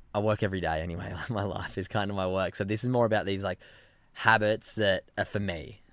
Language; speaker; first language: English; native; English